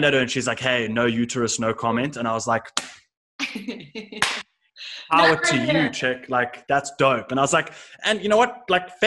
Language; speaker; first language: English; native; English